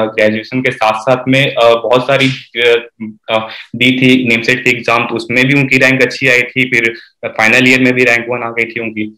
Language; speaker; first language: Hindi; native; Hindi